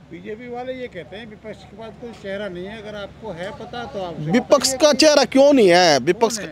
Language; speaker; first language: Hindi; native; Hindi